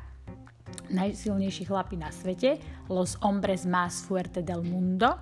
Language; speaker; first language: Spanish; non-native, fluent; Slovak